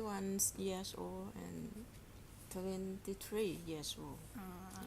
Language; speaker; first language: English; non-native, learner; Thai